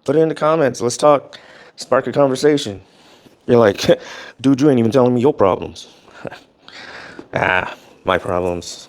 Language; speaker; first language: English; native; English